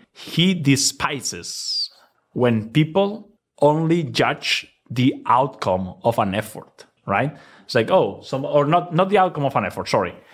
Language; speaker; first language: English; non-native, fluent; Spanish